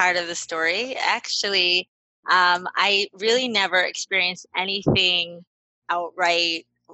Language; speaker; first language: English; native; English